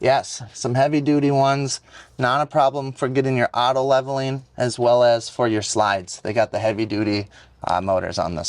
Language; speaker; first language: English; native; English